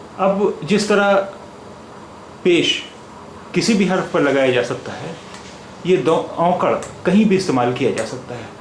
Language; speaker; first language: Urdu; native; Urdu